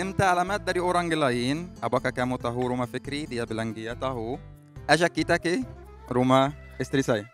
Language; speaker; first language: Indonesian; non-native, fluent; Arabic